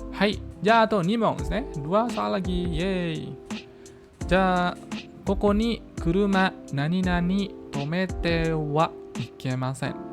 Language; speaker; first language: Japanese; non-native, fluent; Indonesian